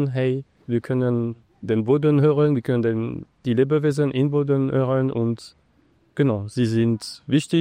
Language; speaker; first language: German; non-native, learner; English